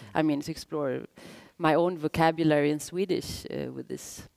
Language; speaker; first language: English; non-native, fluent; Swedish